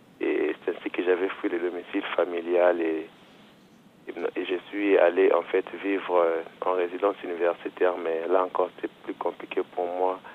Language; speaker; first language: French; non-native, local second language; Lingala